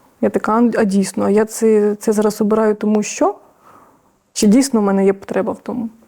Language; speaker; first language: Ukrainian; native; Ukrainian